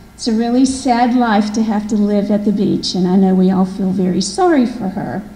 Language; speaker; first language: English; native; English